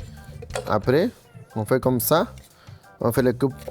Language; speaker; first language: French; non-native, fluent; Spanish